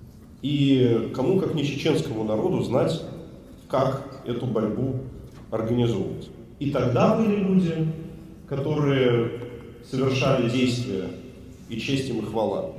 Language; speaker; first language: Russian; native; Russian